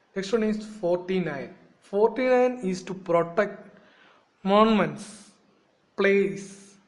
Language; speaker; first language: English; non-native, local second language; Malayalam